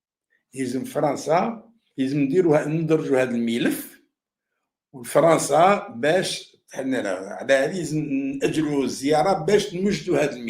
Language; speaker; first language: Arabic; native; Arabic